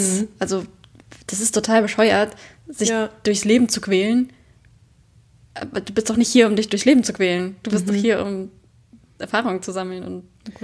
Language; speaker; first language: German; native; German